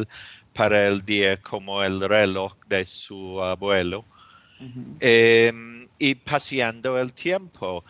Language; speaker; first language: Spanish; non-native, learner; English